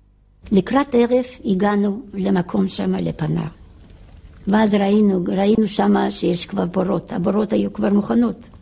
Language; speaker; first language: Hebrew; non-native, fluent; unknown